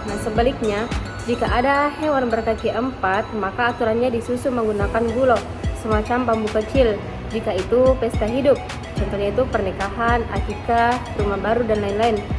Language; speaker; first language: Indonesian; non-native, local second language; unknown